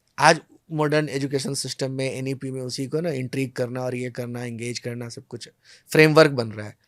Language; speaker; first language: Hindi; native; Hindi